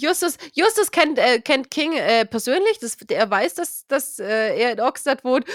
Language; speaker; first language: German; native; German